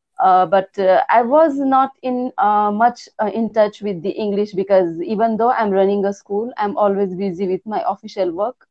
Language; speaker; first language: English; non-native, local second language; Hindi